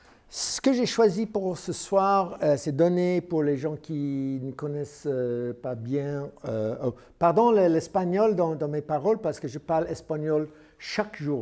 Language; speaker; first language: French; non-native, learner; English